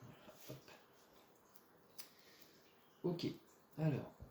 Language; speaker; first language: French; native; French